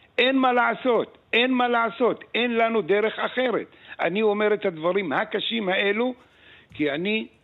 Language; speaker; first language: Hebrew; non-native, local second language; Arabic